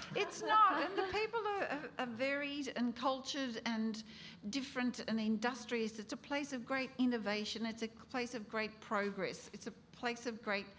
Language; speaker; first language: English; native; English